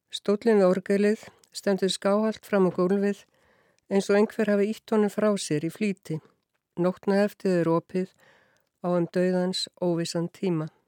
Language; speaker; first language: Icelandic; native; Icelandic